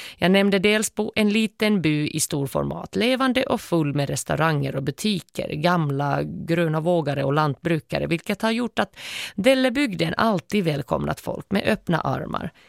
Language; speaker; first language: Swedish; native; Swedish